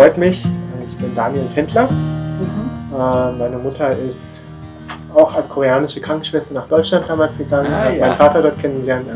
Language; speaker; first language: German; native; German